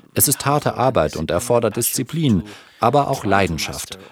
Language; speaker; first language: German; non-native, fluent; Spanish